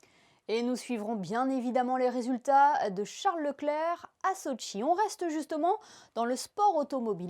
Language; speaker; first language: French; native; French